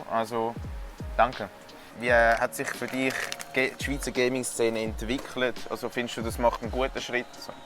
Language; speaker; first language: German; native; German